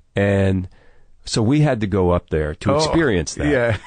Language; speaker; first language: English; native; English